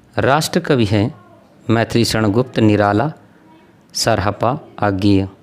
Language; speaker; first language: Hindi; native; Hindi